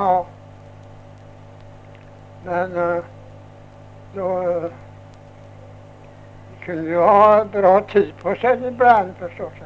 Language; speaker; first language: Swedish; native; Swedish